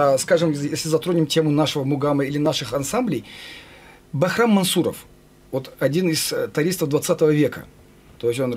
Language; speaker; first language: Russian; non-native, fluent; Azerbaijani